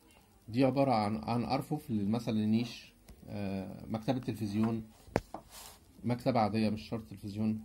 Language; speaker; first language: Arabic; native; Arabic